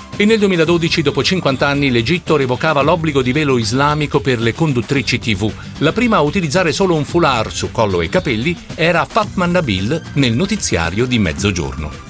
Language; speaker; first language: Italian; native; Italian